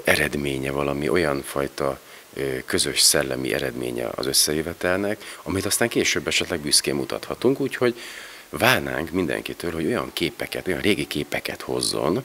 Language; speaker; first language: Hungarian; native; Hungarian